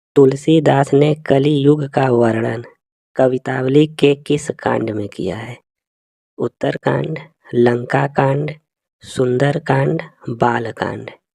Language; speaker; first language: Hindi; native; Hindi